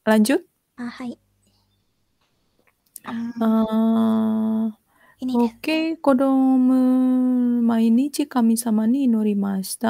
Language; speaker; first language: Japanese; non-native, fluent; Indonesian